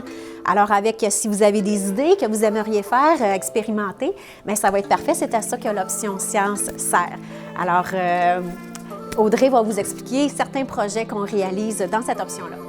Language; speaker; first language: French; native; French